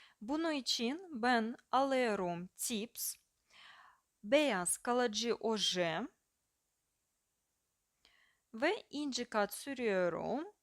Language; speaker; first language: Turkish; non-native, fluent; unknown